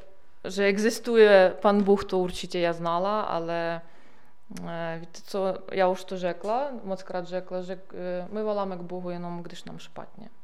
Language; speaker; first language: Czech; non-native, learner; Ukrainian